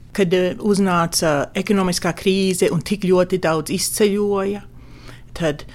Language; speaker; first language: Latvian; early bilingual, heritage; Latvian